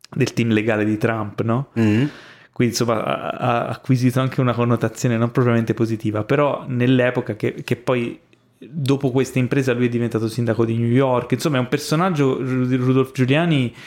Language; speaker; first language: Italian; native; Italian